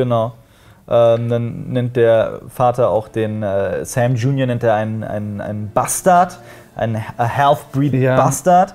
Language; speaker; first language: German; native; German